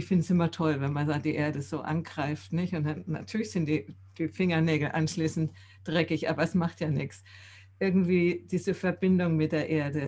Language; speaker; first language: German; native; German